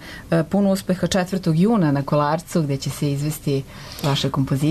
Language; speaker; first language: Serbian; native; Serbian